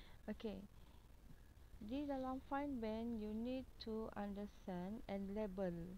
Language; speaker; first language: English; non-native, local second language; Malay